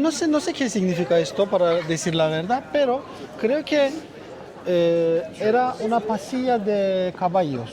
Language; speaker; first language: Spanish; non-native, learner; Turkish